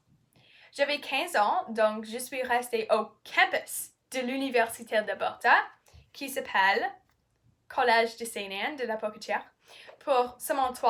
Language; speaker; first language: French; non-native, learner; English